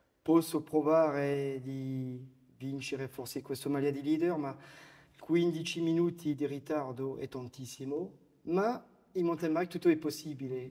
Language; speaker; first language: Italian; non-native, fluent; French